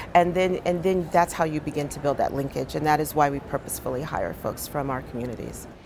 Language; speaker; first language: English; native; English